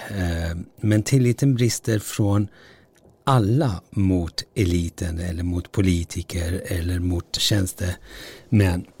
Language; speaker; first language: Swedish; early bilingual, other home language; Turoyo